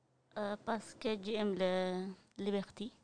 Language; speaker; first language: French; non-native, learner; Tigrinya